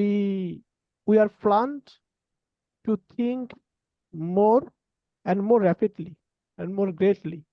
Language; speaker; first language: English; non-native, learner; Bangla